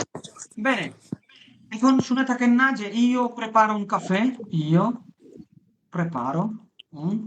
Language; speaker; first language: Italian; non-native, fluent; Bangla